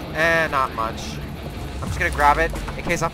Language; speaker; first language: English; native; English